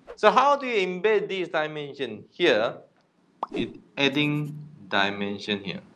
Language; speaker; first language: English; non-native, fluent; Korean